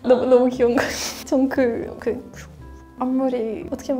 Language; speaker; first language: Korean; non-native, fluent; Russian